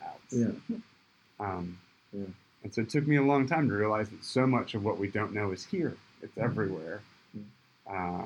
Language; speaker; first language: English; native; English